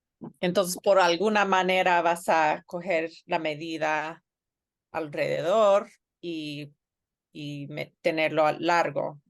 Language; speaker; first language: Spanish; non-native, fluent; English